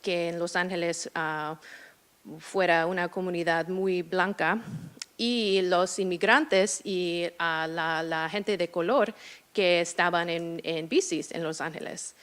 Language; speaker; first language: Spanish; non-native, fluent; English